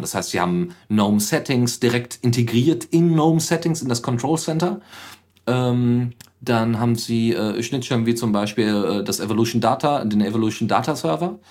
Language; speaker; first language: German; native; German